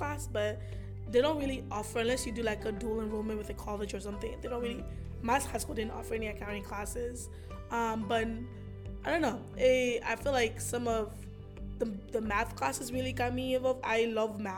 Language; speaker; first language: English; early bilingual, other home language; Ewe